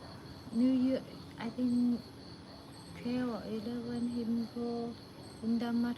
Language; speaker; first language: English; non-native, learner; Vietnamese